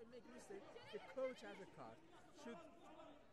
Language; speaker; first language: English; non-native, fluent; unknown